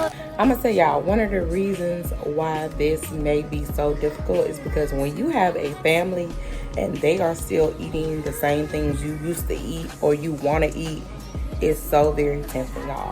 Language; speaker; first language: English; native; English